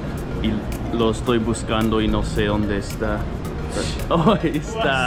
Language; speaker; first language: Spanish; early bilingual, heritage; Spanish